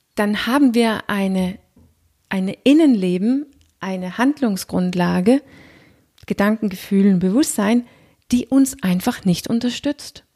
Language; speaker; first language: German; non-native, fluent; Danish